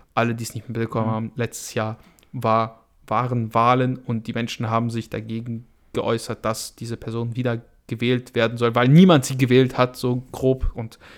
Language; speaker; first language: German; non-native, fluent; Russian